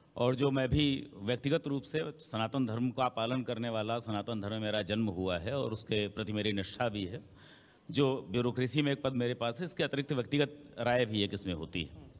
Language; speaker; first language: Hindi; native; Hindi